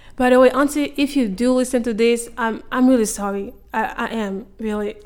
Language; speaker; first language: English; non-native, fluent; French